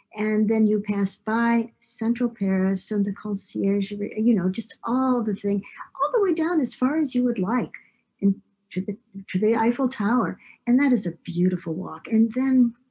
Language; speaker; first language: English; native; English